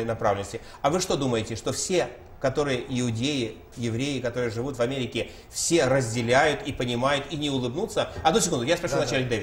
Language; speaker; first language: Russian; native; Russian